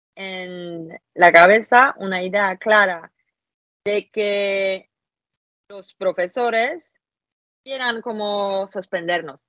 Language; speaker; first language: Spanish; non-native, fluent; Polish